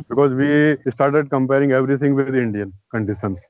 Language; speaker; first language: English; non-native, local second language; Hindi